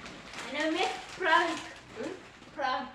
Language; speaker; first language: Arabic; non-native, learner; Oromo